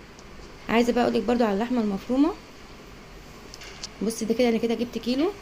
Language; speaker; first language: Arabic; native; Arabic